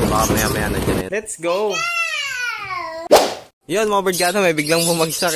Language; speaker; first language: Filipino; native; Filipino